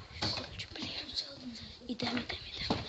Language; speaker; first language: Ukrainian; native; Ukrainian